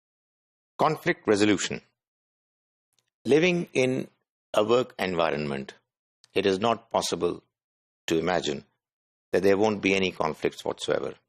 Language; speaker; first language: English; non-native, local second language; Urdu